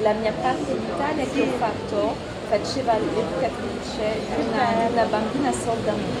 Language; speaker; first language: Italian; non-native, fluent; French